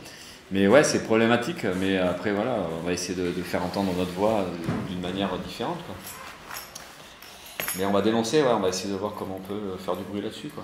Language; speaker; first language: French; native; French